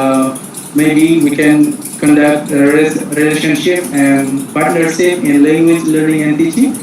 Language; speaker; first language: English; non-native, fluent; Indonesian